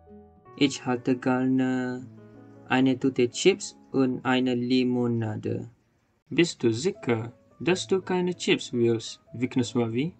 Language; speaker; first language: German; non-native, learner; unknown